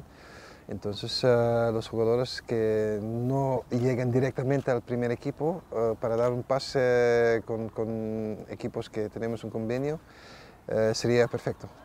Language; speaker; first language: Spanish; non-native, fluent; Dutch